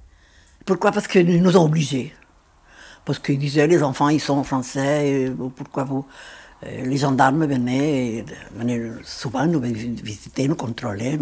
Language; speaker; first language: French; non-native, fluent; Spanish